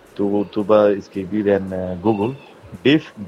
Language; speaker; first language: Spanish; non-native, learner; Bangla